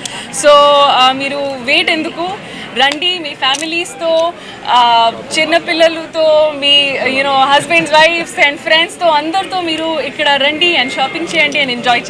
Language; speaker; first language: Telugu; non-native, learner; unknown